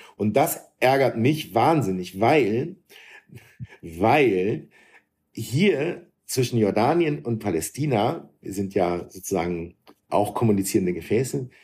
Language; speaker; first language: German; early bilingual, other home language; Arabic